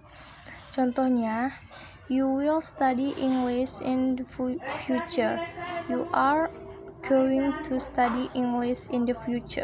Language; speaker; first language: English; non-native, learner; Indonesian